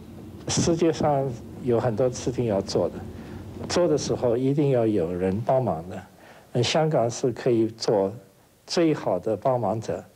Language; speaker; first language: Chinese; non-native, local second language; Wu Chinese